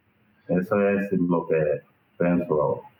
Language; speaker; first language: Spanish; non-native, learner; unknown